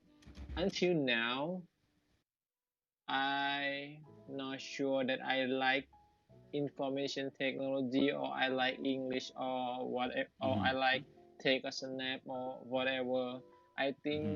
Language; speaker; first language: English; non-native, learner; Thai